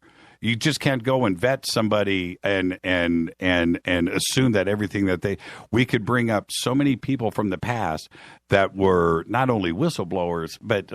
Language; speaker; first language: English; native; English